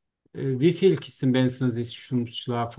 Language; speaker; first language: German; non-native, learner; Turkish